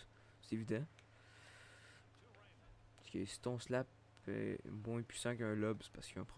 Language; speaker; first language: French; native; French